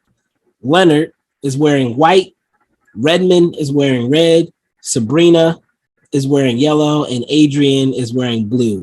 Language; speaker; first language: English; native; English